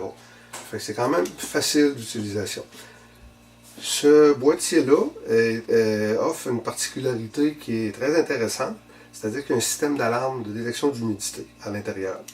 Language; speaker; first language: French; native; French